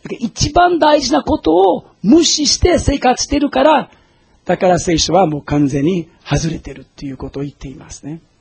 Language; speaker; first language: Japanese; non-native, fluent; English